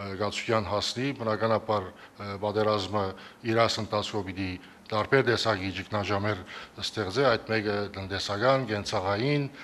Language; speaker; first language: Armenian; early bilingual, heritage; Armenian